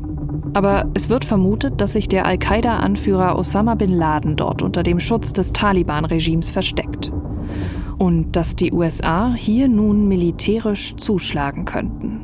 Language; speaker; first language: German; native; German